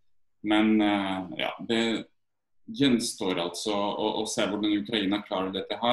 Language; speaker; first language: Norwegian; non-native, fluent; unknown